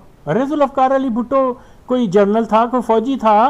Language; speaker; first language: Urdu; native; Urdu